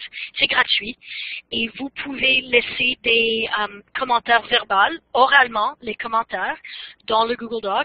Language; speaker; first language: French; non-native, fluent; English